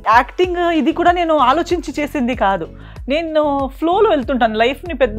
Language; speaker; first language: Telugu; non-native, fluent; Konkani